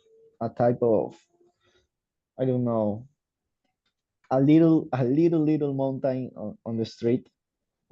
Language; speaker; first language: English; non-native, learner; Spanish